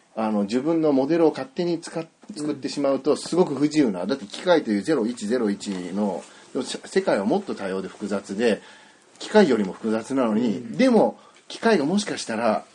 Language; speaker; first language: Japanese; native; Japanese